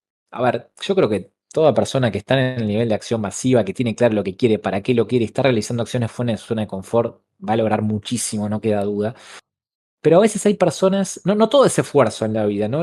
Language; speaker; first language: Spanish; native; Spanish